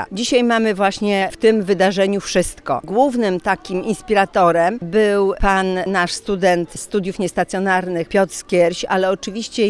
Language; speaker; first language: Polish; native; Polish